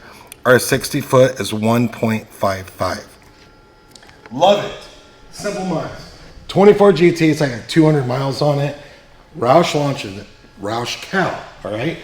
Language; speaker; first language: English; native; English